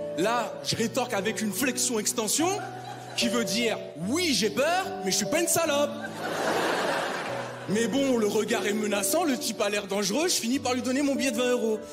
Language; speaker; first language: French; native; French